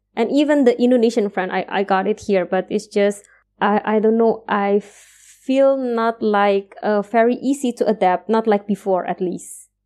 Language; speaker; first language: English; non-native, fluent; Indonesian